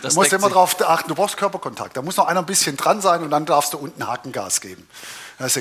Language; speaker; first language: German; native; German